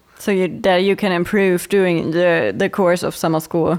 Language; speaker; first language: English; non-native, fluent; German